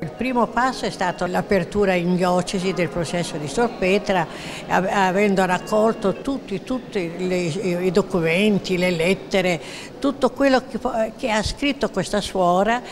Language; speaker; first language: Italian; native; Italian